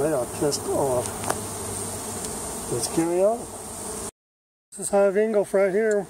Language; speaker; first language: English; native; English